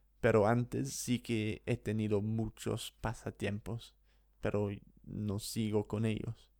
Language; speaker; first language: Spanish; non-native, fluent; English